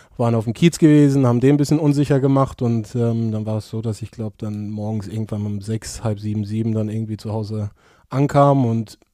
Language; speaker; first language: German; native; German